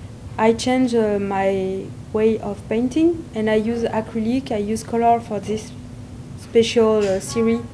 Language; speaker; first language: English; non-native, learner; French